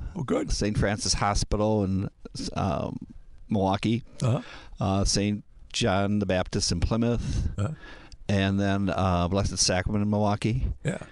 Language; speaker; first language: English; native; English